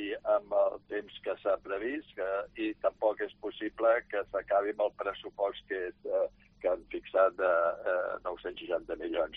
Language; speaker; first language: Catalan; native; Catalan